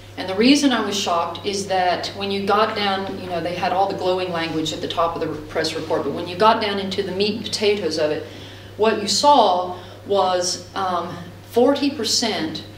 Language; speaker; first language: English; native; English